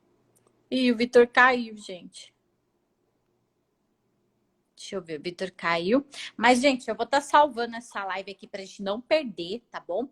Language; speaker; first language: Portuguese; native; Portuguese